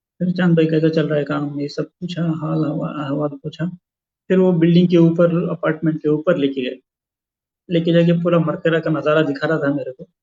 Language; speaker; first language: Urdu; native; Urdu